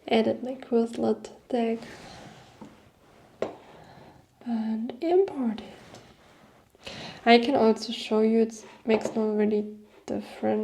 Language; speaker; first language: English; non-native, fluent; German